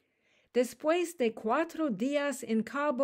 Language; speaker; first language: Spanish; non-native, learner; English